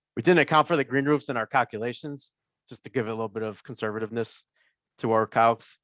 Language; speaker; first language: English; native; English